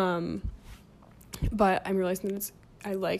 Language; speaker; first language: English; native; English